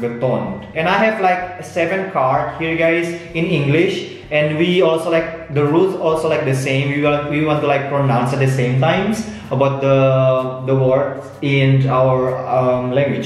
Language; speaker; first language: English; non-native, learner; Indonesian